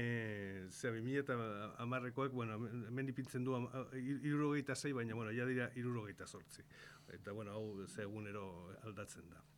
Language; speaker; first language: Basque; non-native, local second language; Spanish